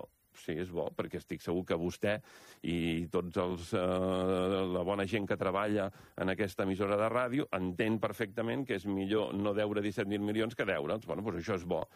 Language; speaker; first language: Catalan; native; Catalan